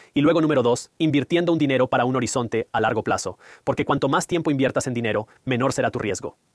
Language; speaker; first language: Spanish; non-native, fluent; Punjabi